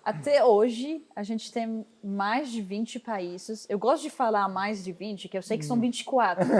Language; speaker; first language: Portuguese; non-native, fluent; Arabic